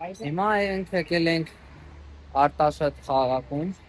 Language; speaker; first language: Armenian; non-native, learner; Hindi